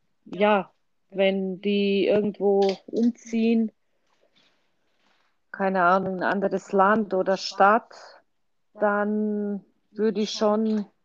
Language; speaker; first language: German; non-native, fluent; Croatian